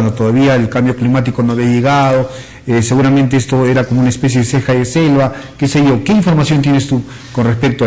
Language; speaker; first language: Spanish; native; Spanish